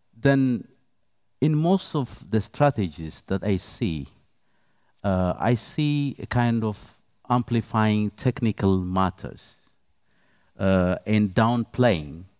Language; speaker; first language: English; non-native, fluent; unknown